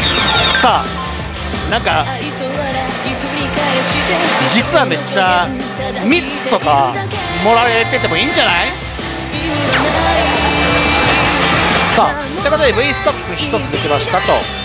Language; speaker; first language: Japanese; native; Japanese